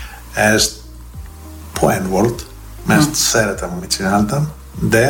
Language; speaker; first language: Hungarian; non-native, fluent; Greek